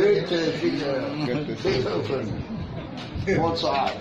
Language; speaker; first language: German; non-native, fluent; Indonesian